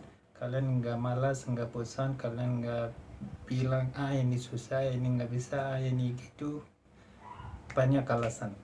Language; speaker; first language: Indonesian; non-native, fluent; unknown